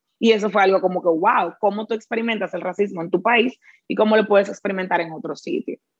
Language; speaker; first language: Spanish; native; Spanish